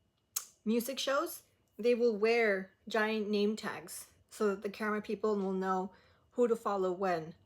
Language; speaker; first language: English; early bilingual, other home language; Spanish